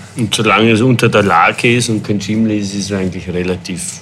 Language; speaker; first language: German; native; German